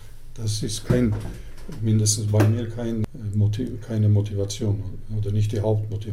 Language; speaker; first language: German; early bilingual, other home language; Turkish